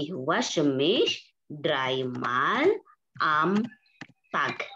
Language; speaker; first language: German; non-native, fluent; Indonesian